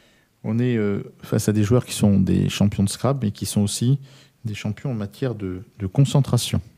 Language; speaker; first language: French; native; French